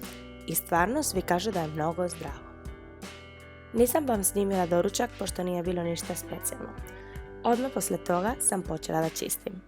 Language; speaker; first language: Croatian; non-native, fluent; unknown